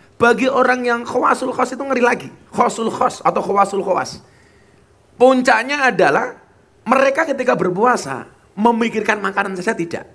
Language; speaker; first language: Indonesian; non-native, local second language; Javanese